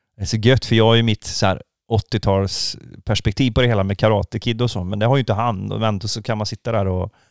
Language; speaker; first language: Swedish; native; Swedish